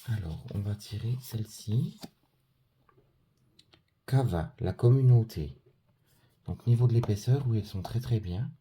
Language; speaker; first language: French; native; French